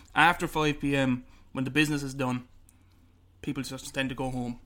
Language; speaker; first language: English; native; English